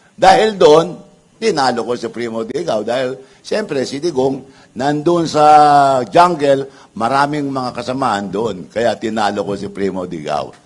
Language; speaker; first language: Filipino; non-native, local second language; Iloko